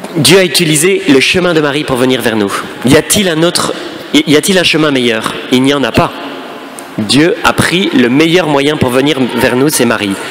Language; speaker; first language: French; native; French